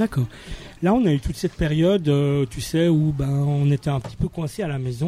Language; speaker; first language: French; native; French